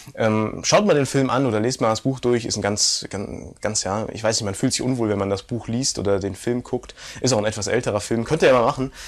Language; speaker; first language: German; native; German